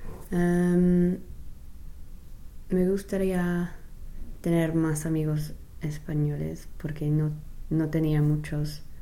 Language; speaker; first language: Spanish; non-native, fluent; English